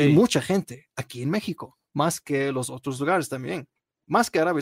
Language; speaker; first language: Spanish; non-native, learner; Arabic